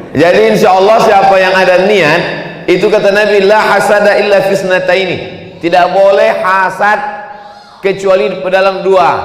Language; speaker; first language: Indonesian; native; Indonesian